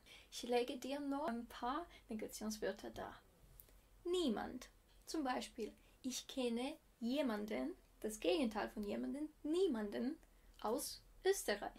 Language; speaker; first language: German; non-native, fluent; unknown